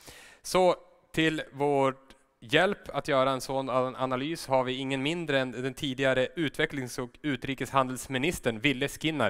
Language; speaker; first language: Swedish; native; Swedish